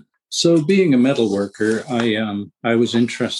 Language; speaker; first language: English; native; English